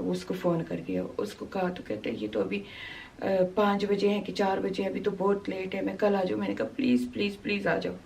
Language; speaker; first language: Urdu; non-native, local second language; Pashto